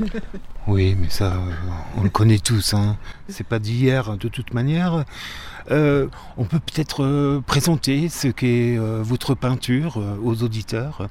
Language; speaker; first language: French; native; French